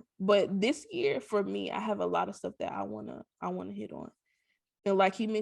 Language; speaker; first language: English; native; English